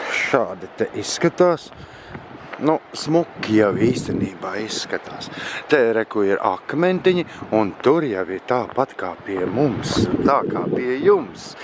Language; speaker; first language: Latvian; non-native, local second language; Russian